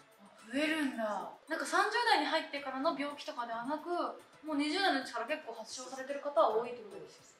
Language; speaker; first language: Japanese; native; Japanese